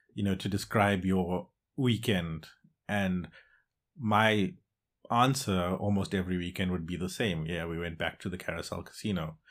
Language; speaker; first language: English; native; English